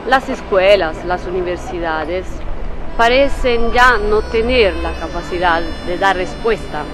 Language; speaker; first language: Spanish; non-native, fluent; Italian